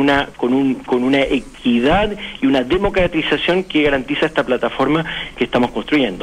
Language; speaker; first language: Spanish; native; Spanish